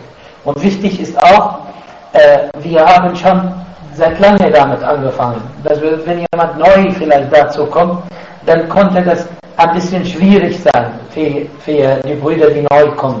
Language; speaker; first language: German; non-native, fluent; Arabic